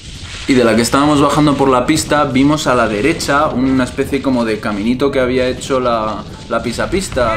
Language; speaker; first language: Spanish; native; Spanish